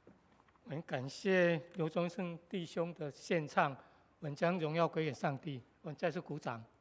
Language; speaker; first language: Chinese; native; Chinese